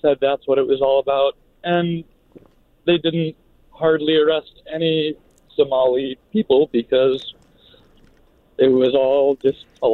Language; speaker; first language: English; native; English